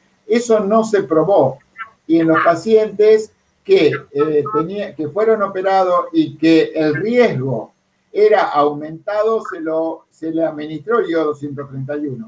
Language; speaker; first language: Spanish; native; Spanish